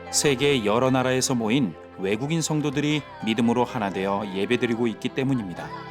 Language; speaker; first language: Korean; native; Korean